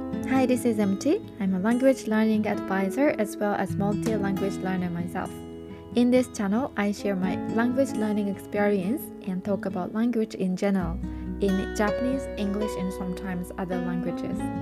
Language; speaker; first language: English; non-native, fluent; Japanese